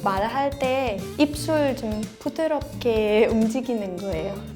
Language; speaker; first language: Korean; non-native, fluent; Danish